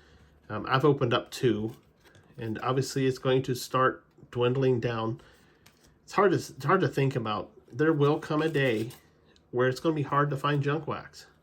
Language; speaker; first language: English; native; English